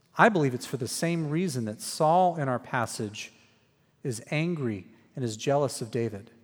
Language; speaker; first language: English; native; English